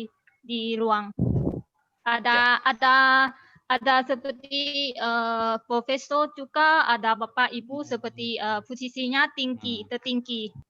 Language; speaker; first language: Indonesian; non-native, learner; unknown